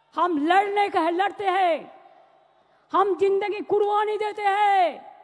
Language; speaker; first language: Hindi; non-native, local second language; Bangla